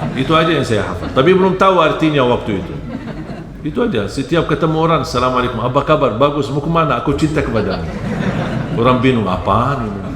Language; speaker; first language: Malay; non-native, fluent; Arabic